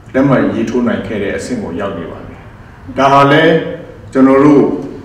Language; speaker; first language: Burmese; non-native, local second language; Hakha Chin